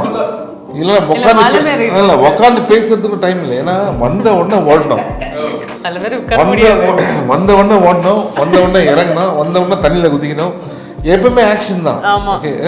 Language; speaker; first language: Tamil; native; Tamil